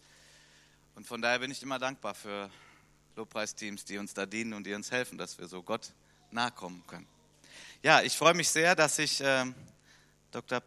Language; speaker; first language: German; native; German